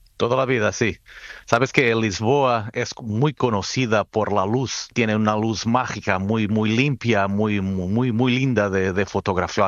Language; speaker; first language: Spanish; non-native, fluent; Portuguese